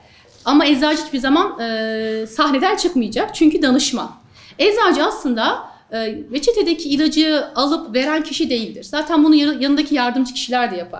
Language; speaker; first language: Turkish; native; Turkish